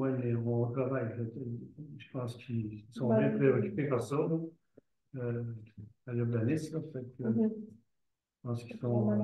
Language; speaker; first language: French; native; French